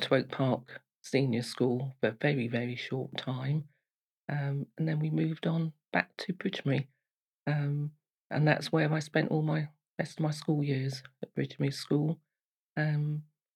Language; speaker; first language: English; native; English